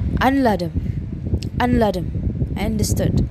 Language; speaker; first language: Turkish; non-native, learner; Indonesian